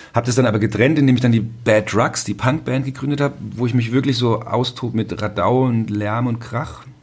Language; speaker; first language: German; native; German